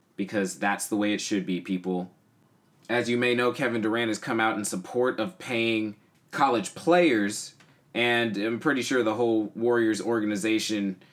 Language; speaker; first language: English; native; English